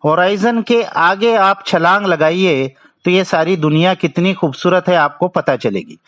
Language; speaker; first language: Hindi; non-native, local second language; Marathi